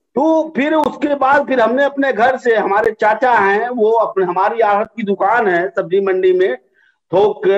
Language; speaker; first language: Hindi; native; Hindi